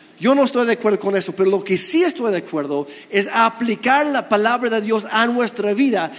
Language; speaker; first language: Spanish; non-native, fluent; English